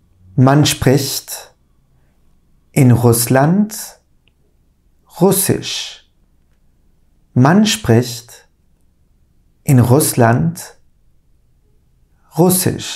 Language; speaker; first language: German; non-native, fluent; Turkish